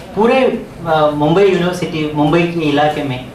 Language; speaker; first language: Hindi; non-native, local second language; Marathi